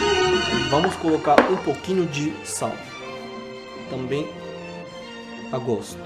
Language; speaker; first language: Portuguese; non-native, fluent; Armenian